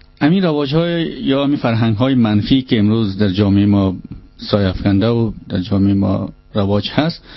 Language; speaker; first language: Persian; native; Persian